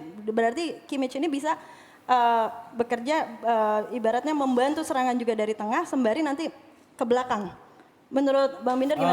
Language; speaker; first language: Indonesian; native; Indonesian